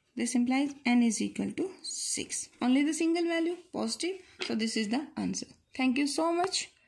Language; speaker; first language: English; non-native, local second language; Hindi